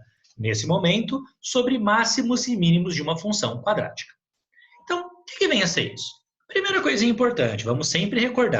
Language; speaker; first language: Portuguese; native; Portuguese